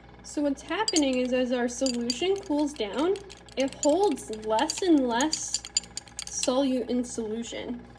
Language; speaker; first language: English; native; English